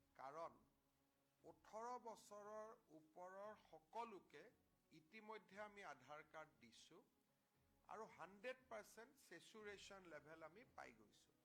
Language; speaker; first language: Assamese; native; Assamese